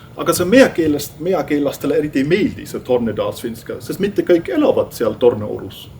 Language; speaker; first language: Estonian; non-native, fluent; Dutch